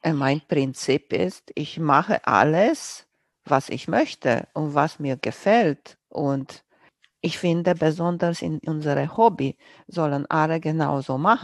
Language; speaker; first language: German; non-native, fluent; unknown